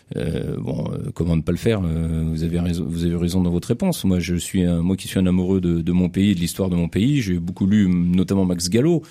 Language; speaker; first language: French; native; French